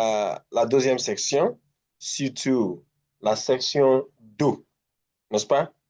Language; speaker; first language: French; non-native, fluent; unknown